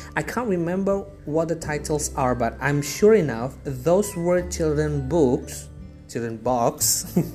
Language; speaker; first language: English; non-native, learner; Indonesian